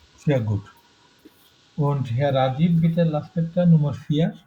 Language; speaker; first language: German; non-native, fluent; Bangla